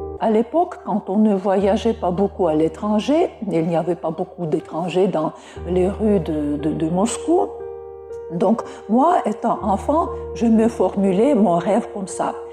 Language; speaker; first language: French; non-native, fluent; Russian